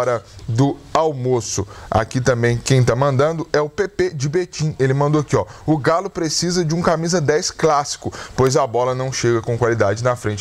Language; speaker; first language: Portuguese; native; Portuguese